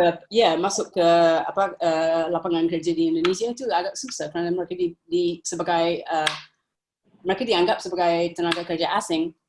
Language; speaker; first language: Indonesian; non-native, fluent; English